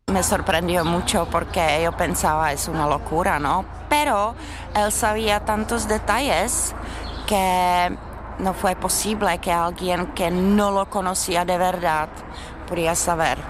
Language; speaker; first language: Spanish; non-native, fluent; Czech